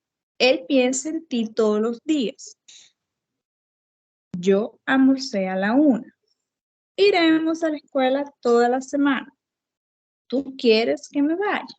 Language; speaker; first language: Spanish; non-native, fluent; Portuguese